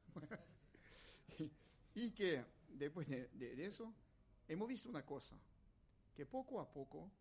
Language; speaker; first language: Spanish; non-native, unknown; French